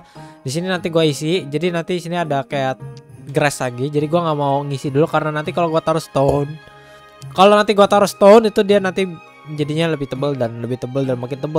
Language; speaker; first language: Indonesian; native; Indonesian